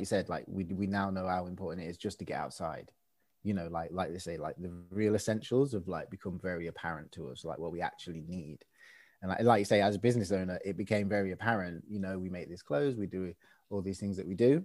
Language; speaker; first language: English; native; English